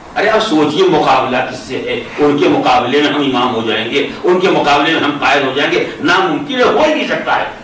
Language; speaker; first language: Urdu; native; Urdu